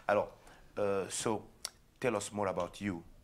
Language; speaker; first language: English; non-native, local second language; French